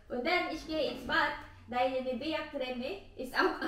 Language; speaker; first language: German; non-native, learner; Filipino